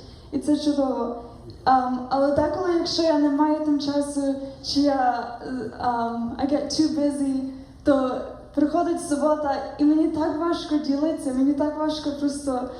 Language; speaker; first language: Ukrainian; early bilingual, heritage; Ukrainian